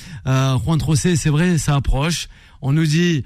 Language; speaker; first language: French; native; French